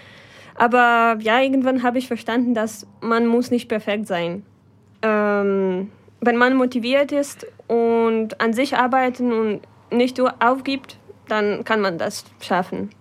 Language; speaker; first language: German; non-native, fluent; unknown